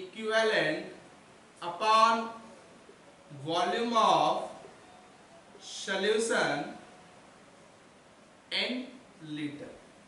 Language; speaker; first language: Hindi; native; Hindi